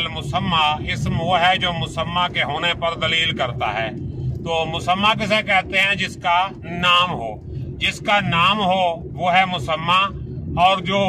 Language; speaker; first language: Urdu; native; Urdu